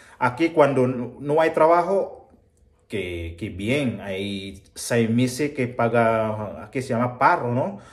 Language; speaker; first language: Spanish; non-native, learner; Filipino